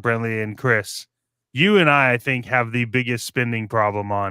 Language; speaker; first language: English; native; English